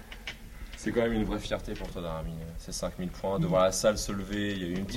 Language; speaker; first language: French; native; French